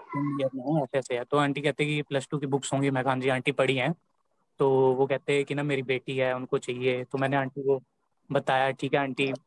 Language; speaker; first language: Hindi; native; Hindi